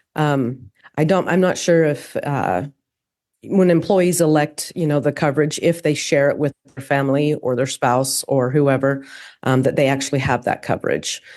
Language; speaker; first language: English; native; English